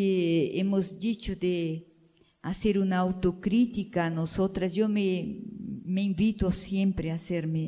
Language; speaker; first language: Spanish; non-native, fluent; Portuguese